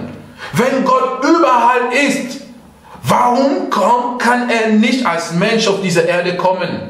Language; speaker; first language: German; non-native, fluent; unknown